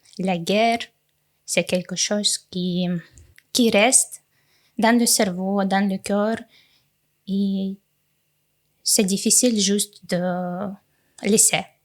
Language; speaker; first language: French; non-native, fluent; Russian